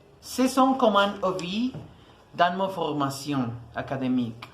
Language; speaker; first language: French; non-native, learner; Spanish